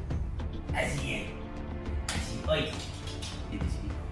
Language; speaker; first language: Indonesian; non-native, learner; English